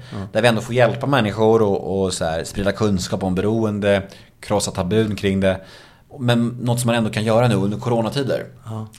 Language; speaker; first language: Swedish; native; Swedish